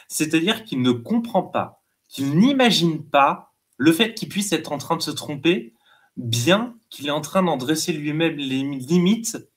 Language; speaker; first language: French; native; French